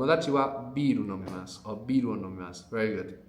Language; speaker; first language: Japanese; non-native, fluent; English